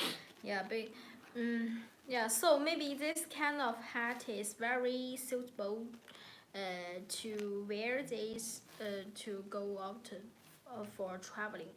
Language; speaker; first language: English; non-native, learner; Chinese